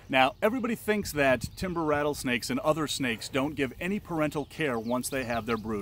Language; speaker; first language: English; native; English